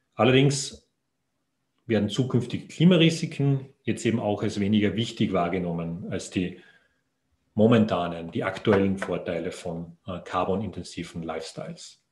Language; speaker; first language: German; native; German